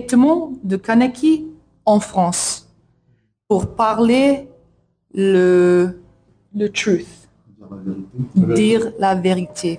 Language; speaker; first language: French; non-native, learner; English